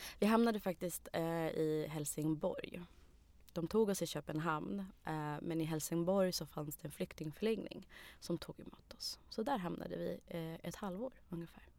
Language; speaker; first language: Swedish; early bilingual, other home language; Arabic